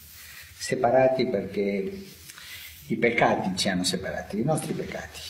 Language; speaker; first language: Italian; non-native, fluent; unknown